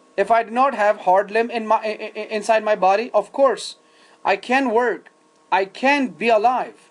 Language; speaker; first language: English; non-native, fluent; Persian